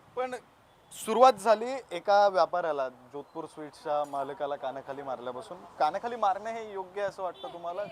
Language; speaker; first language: Marathi; native; Marathi